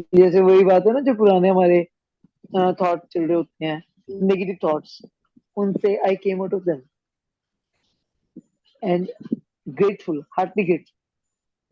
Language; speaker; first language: Hindi; native; Hindi